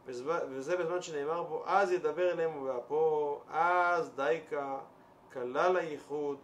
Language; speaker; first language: Hebrew; native; Hebrew